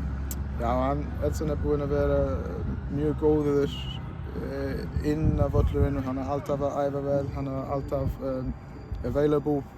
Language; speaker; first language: Icelandic; non-native, learner; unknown